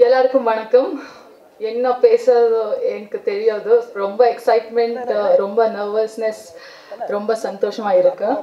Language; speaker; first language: Tamil; non-native, learner; Kannada